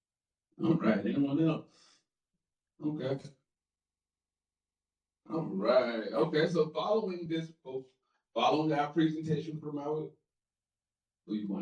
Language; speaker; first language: English; native; English